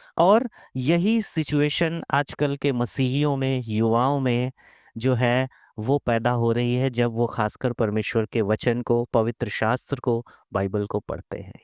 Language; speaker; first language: Hindi; native; Hindi